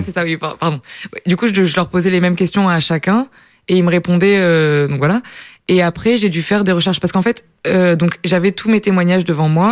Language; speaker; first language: French; native; French